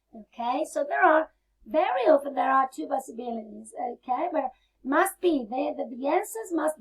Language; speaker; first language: English; non-native, fluent; Italian